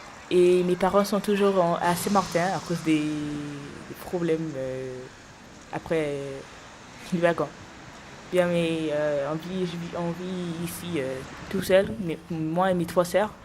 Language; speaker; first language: French; non-native, learner; English